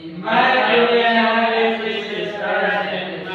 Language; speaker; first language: English; non-native, learner; Indonesian